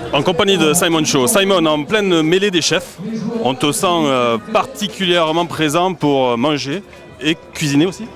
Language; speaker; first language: French; native; French